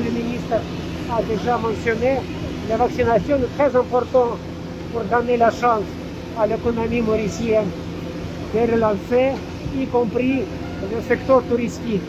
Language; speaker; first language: French; non-native, fluent; Russian